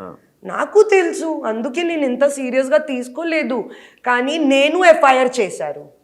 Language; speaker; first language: Telugu; non-native, local second language; Hindi